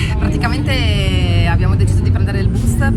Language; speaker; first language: Italian; native; Italian